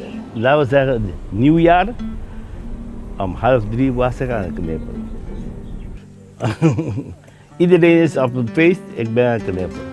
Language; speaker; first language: Dutch; non-native, local second language; Papiamento